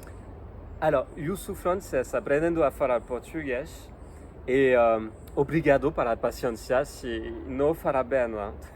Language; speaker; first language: Portuguese; non-native, learner; French